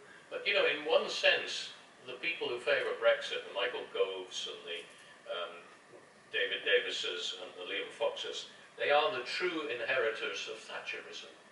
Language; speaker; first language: English; native; English